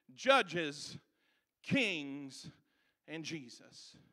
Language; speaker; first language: English; native; English